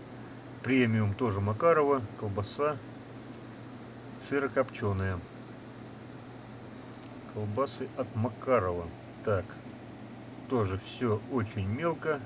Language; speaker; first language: Russian; native; Russian